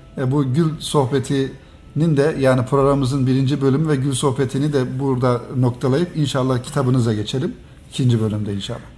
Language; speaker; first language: Turkish; native; Turkish